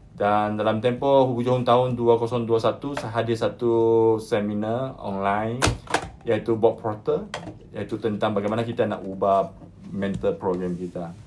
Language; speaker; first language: Malay; non-native, local second language; Chinese